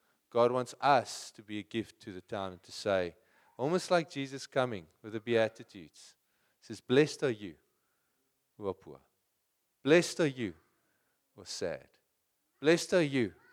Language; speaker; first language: English; non-native, local second language; Afrikaans